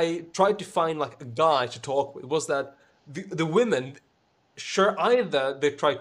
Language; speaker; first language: English; non-native, fluent; Swedish